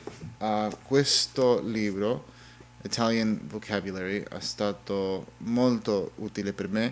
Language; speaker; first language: Italian; non-native, learner; English